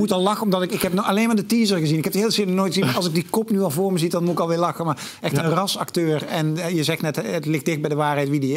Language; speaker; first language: Dutch; native; Dutch